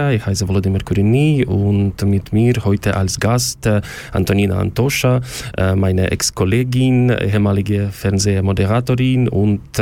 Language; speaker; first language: German; non-native, learner; Ukrainian